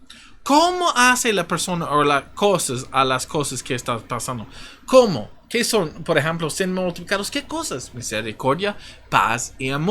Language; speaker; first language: Spanish; non-native, fluent; English